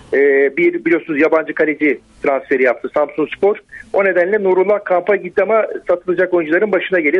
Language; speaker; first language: Turkish; native; Turkish